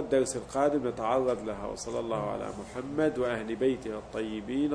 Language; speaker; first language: Arabic; native; Arabic